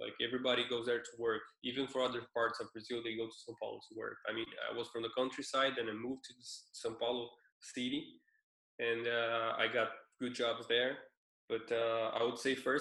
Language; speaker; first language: English; non-native, fluent; Portuguese